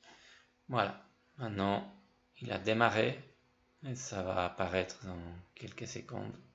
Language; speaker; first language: French; non-native, fluent; Spanish